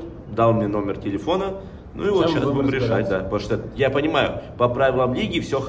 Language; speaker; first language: Russian; native; Russian